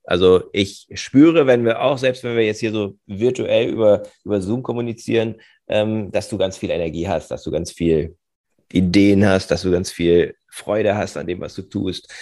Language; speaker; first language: German; native; German